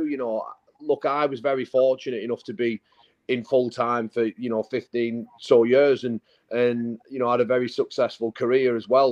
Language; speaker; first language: English; native; English